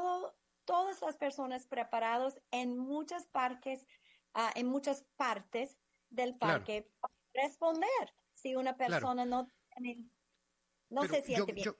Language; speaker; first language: Spanish; non-native, fluent; English